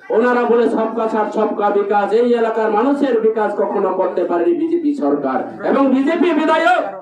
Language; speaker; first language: Bangla; non-native, local second language; Kok Borok